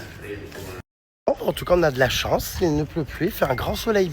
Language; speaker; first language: French; native; French